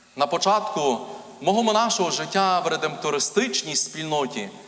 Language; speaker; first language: Ukrainian; native; Ukrainian